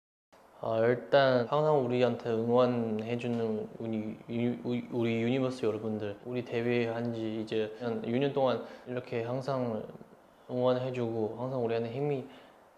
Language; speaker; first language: Korean; non-native, fluent; Chinese